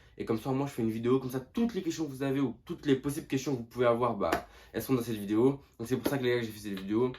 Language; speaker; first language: French; early bilingual, other home language; Portuguese